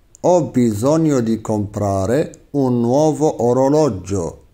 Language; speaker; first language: Italian; non-native, fluent; Arabic